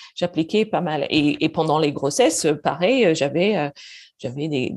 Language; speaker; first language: French; non-native, fluent; English